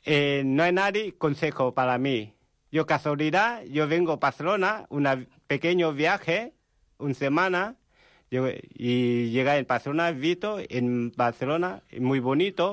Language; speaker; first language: Spanish; non-native, learner; Vietnamese